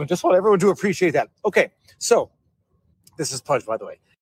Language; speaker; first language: English; native; English